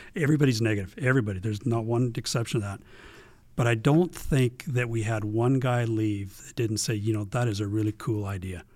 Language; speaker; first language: English; native; English